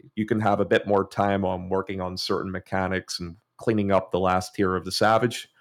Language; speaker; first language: English; native; English